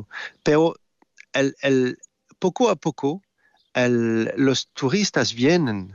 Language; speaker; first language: Spanish; non-native, learner; French